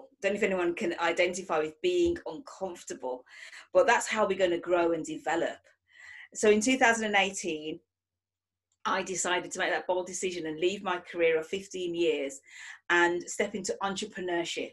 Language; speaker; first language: English; native; English